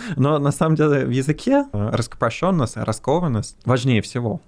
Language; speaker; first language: Russian; non-native, fluent; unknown